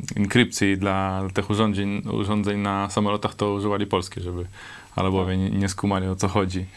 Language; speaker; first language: Polish; non-native, fluent; Hebrew